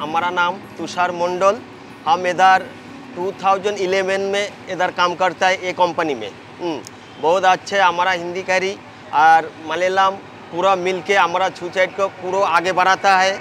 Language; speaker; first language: Hindi; non-native, local second language; Bangla